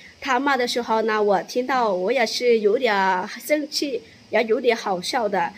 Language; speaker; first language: Chinese; non-native, fluent; Lao